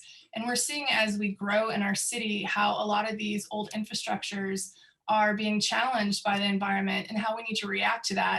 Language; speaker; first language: English; native; English